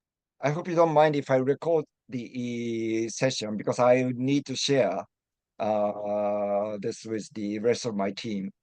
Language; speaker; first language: English; non-native, fluent; Japanese